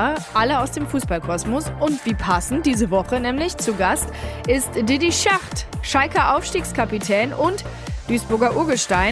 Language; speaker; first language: German; native; German